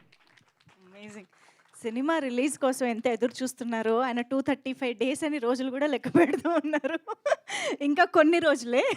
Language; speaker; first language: Telugu; native; Telugu